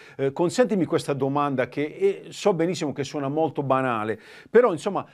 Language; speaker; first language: Italian; native; Italian